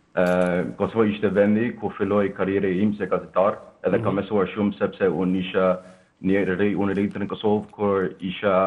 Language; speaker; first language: Albanian; non-native, learner; Danish